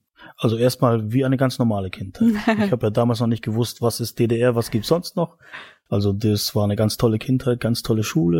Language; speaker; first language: German; native; German